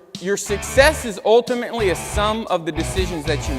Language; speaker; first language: English; native; English